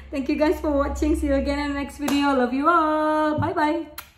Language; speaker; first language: English; non-native, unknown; Indonesian